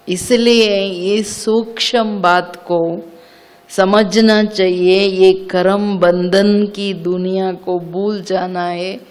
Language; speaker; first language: Hindi; non-native, local second language; Kannada